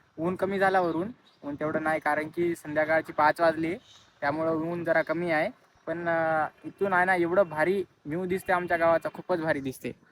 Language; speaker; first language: Marathi; non-native, local second language; Lambadi